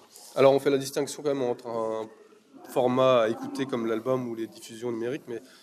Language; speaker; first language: French; native; French